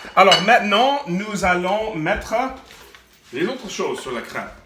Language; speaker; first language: French; non-native, fluent; English